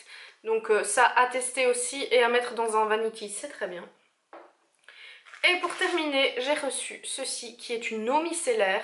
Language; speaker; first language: French; native; French